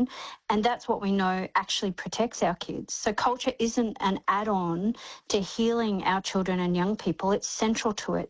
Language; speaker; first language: English; native; English